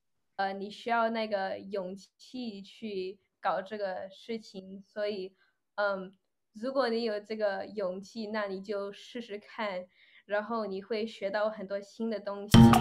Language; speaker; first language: Chinese; early bilingual, other home language; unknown